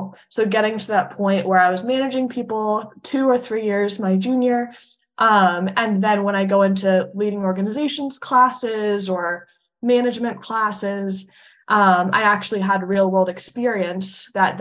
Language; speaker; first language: English; native; English